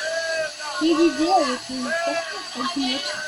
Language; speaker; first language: French; native; French